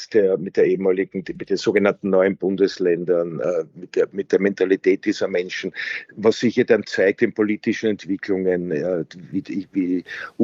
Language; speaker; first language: German; native; German